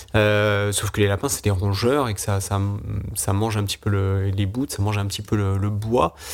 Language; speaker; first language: French; native; French